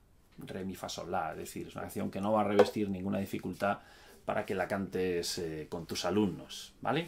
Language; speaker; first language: Spanish; native; Spanish